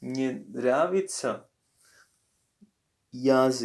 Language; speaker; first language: Russian; non-native, learner; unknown